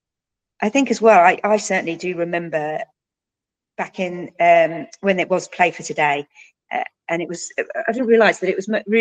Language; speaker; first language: English; native; English